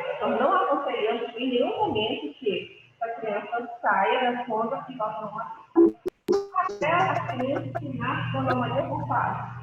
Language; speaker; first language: Portuguese; native; Portuguese